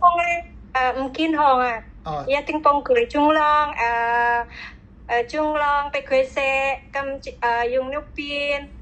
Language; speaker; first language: Cantonese; non-native, learner; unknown